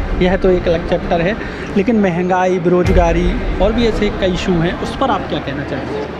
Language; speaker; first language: Hindi; native; Hindi